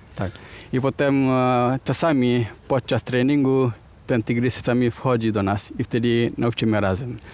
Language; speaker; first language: Polish; non-native, learner; Minangkabau